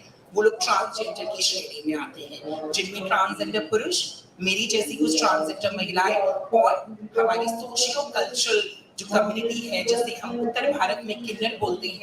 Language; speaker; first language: Hindi; native; Hindi